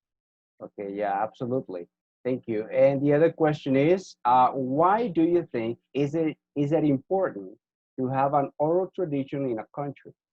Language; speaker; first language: English; non-native, fluent; Spanish